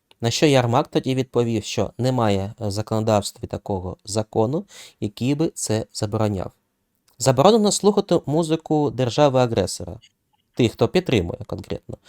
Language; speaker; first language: Ukrainian; non-native, local second language; Russian